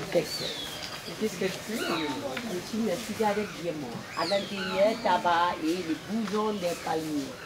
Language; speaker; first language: French; non-native, local second language; Burmese